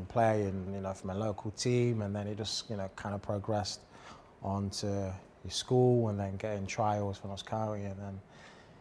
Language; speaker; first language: English; native; English